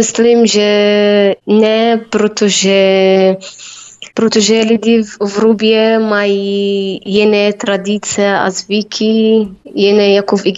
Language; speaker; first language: Czech; non-native, learner; Arabic